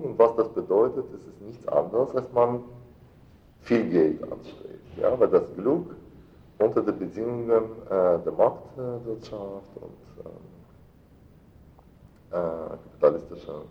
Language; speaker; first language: German; non-native, fluent; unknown